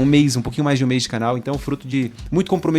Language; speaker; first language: Portuguese; native; Portuguese